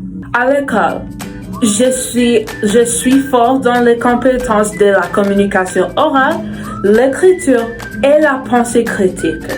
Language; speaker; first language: French; non-native, learner; English